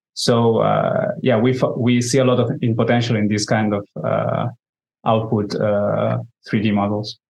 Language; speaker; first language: English; non-native, fluent; Spanish